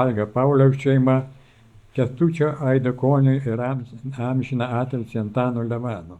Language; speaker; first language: Lithuanian; native; Lithuanian